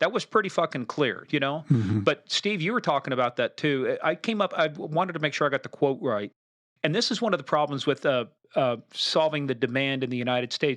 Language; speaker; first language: English; native; English